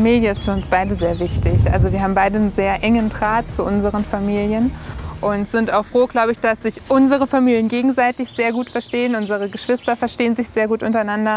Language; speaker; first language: German; native; German